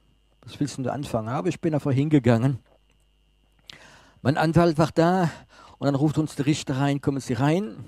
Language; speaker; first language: German; non-native, fluent; French